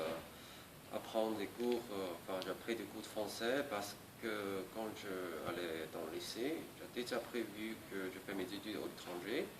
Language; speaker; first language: French; non-native, learner; Chinese